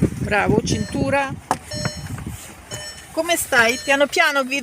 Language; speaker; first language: Italian; non-native, learner; Ukrainian